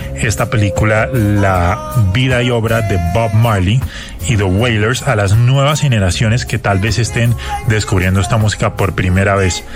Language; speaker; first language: Spanish; native; Spanish